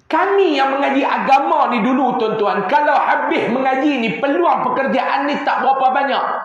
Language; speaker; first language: Malay; native; Malay